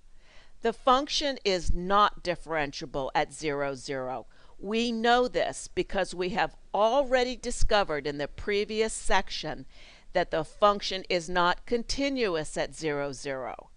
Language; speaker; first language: English; native; English